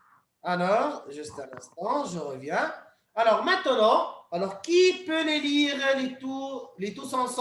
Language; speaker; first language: French; non-native, fluent; Arabic